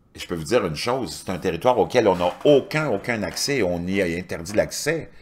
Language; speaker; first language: French; native; French